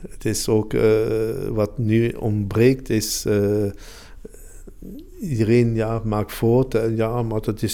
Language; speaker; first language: Dutch; non-native, local second language; Italian